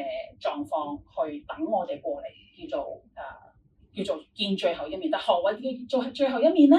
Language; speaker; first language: Cantonese; native; Cantonese